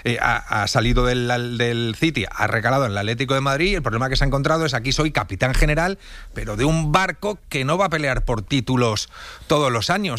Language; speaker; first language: Spanish; native; Spanish